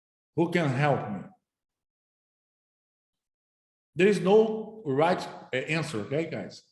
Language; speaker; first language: English; non-native, fluent; Portuguese